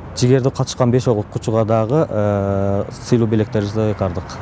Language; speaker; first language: Kyrgyz; native; Kyrgyz